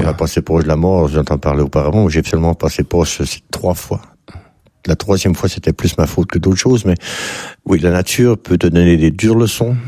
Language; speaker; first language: French; native; French